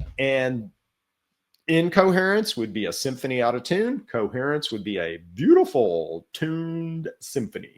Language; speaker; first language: English; native; English